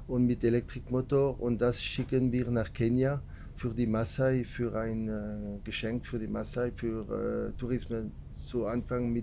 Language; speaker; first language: German; non-native, learner; French